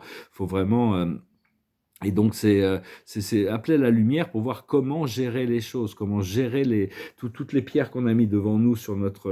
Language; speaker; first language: French; native; French